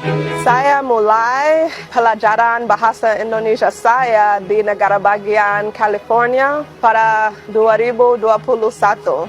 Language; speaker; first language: Indonesian; non-native, learner; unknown